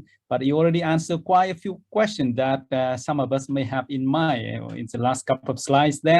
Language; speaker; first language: English; non-native, fluent; Vietnamese